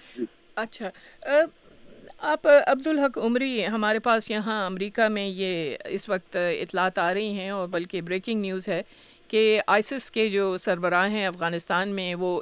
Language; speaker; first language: Urdu; native; Urdu